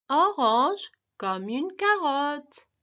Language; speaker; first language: French; non-native, local second language; Arabic